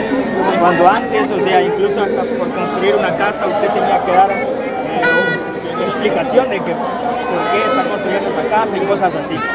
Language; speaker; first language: Spanish; native; Spanish